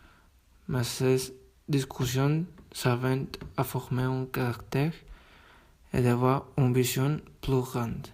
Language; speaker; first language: French; non-native, learner; Spanish